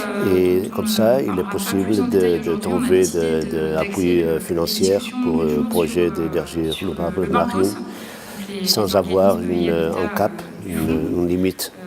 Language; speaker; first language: French; non-native, fluent; Portuguese